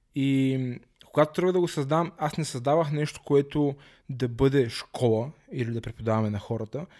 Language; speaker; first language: Bulgarian; native; Bulgarian